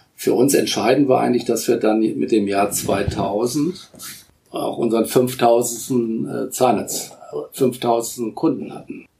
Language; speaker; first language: German; native; German